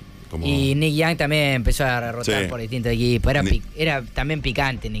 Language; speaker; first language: Spanish; native; Spanish